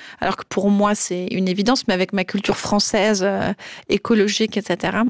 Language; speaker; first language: French; native; French